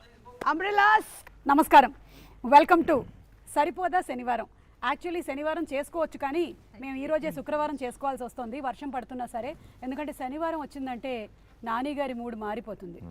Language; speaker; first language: Telugu; native; Telugu